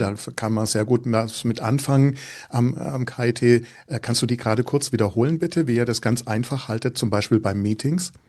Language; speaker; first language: German; native; German